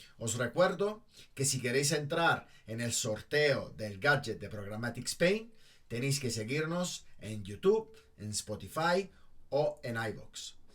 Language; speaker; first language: Spanish; native; Spanish